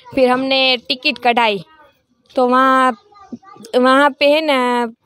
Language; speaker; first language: Hindi; non-native, local second language; Gujarati